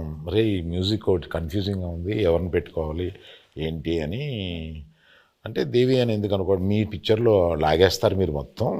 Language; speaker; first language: Telugu; native; Telugu